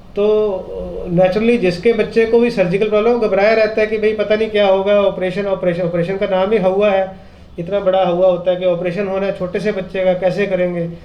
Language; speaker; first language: Hindi; non-native, local second language; Punjabi